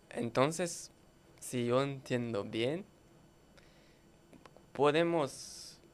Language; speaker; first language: Spanish; non-native, learner; French